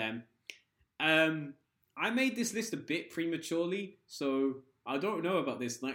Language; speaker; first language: English; native; English